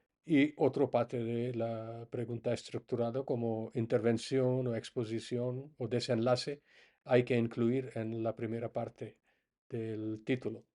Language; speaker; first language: Spanish; non-native, fluent; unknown